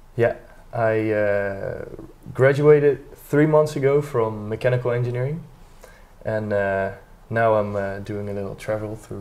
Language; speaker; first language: English; non-native, fluent; Dutch